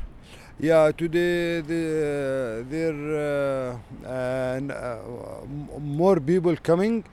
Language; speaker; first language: English; non-native, learner; Arabic